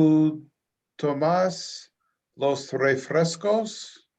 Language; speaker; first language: Spanish; non-native, learner; English